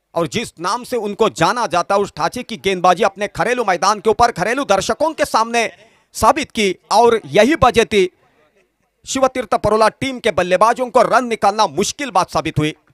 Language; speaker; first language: Hindi; non-native, local second language; Marathi